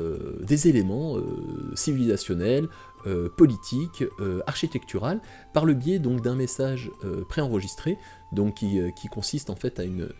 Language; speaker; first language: French; native; French